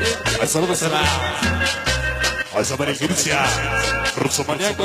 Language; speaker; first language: Spanish; native; Spanish